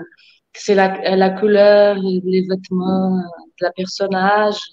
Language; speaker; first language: French; non-native, fluent; Portuguese